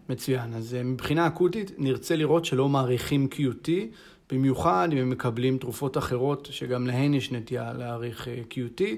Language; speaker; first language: Hebrew; native; Hebrew